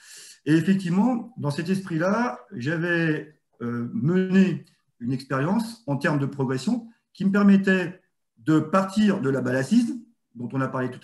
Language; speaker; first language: French; native; French